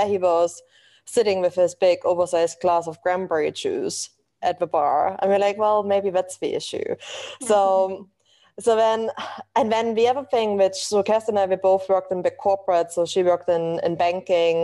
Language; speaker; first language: English; non-native, fluent; German